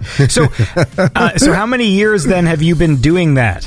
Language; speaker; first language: English; native; English